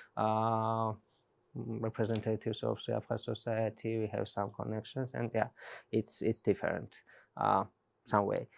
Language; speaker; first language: English; non-native, fluent; Georgian